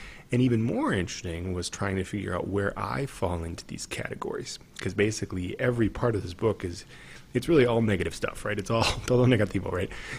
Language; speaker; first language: English; native; English